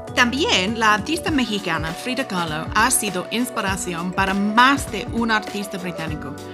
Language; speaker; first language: Spanish; non-native, fluent; English